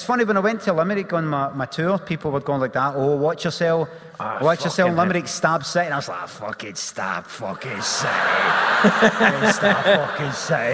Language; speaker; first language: English; native; English